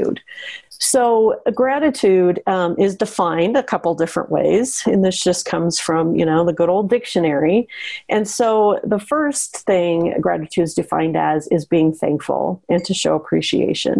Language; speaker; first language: English; native; English